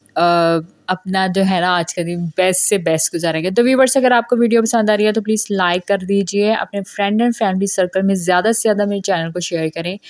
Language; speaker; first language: Urdu; non-native, local second language; Punjabi